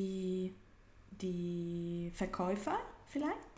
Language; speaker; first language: German; non-native, learner; Spanish